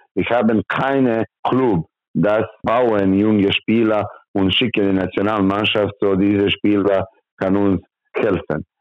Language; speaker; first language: German; non-native, learner; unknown